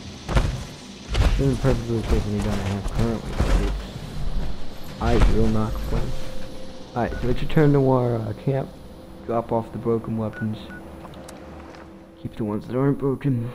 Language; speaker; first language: English; native; English